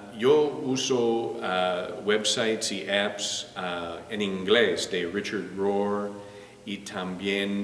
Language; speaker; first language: Spanish; non-native, learner; English